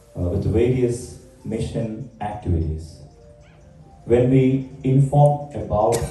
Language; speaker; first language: English; non-native, local second language; Malayalam